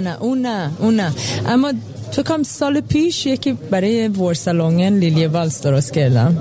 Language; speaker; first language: Persian; early bilingual, heritage; Persian